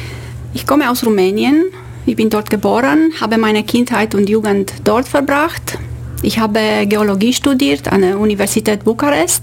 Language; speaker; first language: German; non-native, fluent; Romanian